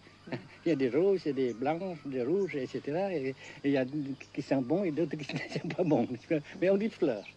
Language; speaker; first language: French; non-native, fluent; Vietnamese